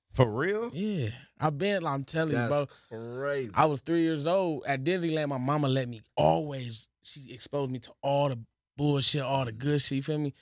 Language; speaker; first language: English; native; English